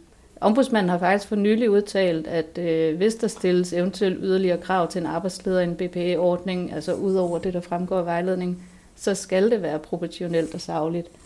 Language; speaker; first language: Danish; native; Danish